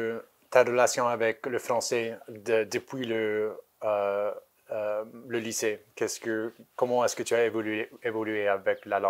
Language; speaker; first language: French; native; French